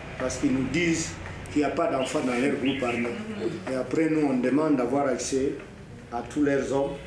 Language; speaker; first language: French; non-native, local second language; Swahili